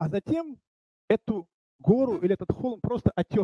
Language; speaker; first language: Czech; non-native, learner; Russian